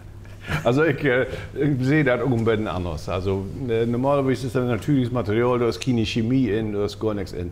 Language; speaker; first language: German; native; German